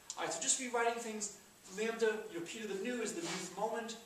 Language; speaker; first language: English; native; English